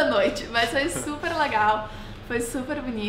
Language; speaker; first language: Portuguese; native; Portuguese